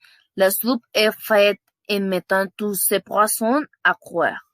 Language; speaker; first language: French; non-native, learner; Spanish